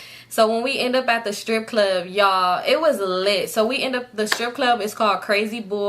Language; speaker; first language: English; native; English